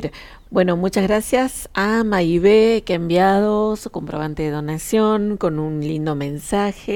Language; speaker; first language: Spanish; native; Spanish